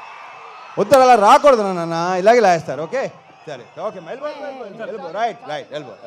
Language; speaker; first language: Telugu; native; Telugu